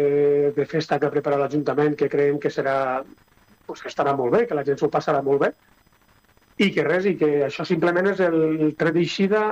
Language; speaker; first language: Catalan; native; Catalan